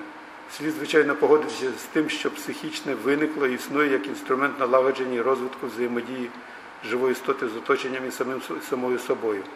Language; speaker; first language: Ukrainian; native; Ukrainian